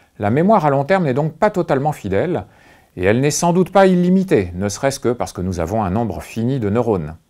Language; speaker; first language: French; native; French